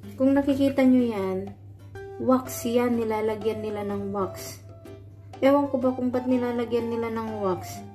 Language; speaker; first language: Filipino; non-native, local second language; Iloko